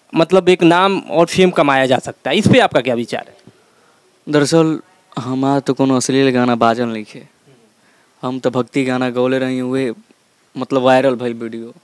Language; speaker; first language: Hindi; native; Hindi